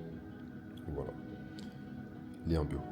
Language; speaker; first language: French; native; French